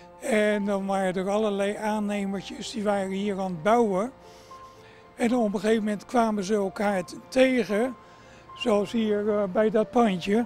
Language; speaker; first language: Dutch; native; Dutch